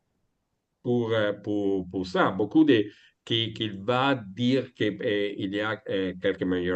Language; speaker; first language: French; non-native, learner; Italian